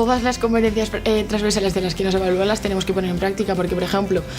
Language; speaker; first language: Spanish; native; Spanish